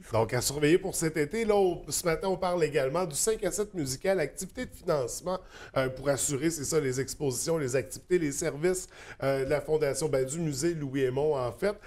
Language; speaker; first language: French; native; French